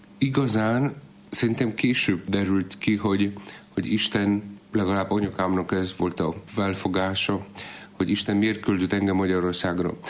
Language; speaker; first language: Hungarian; non-native, fluent; Polish